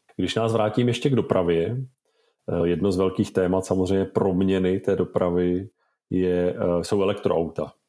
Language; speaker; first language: Czech; native; Czech